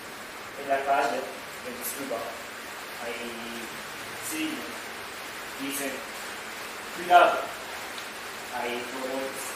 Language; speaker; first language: Spanish; non-native, learner; Japanese